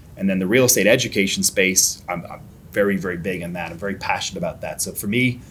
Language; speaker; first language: English; native; English